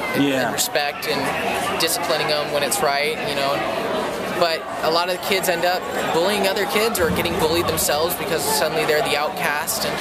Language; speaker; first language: English; native; English